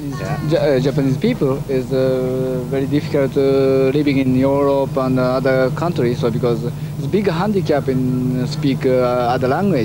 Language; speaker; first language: English; non-native, learner; Japanese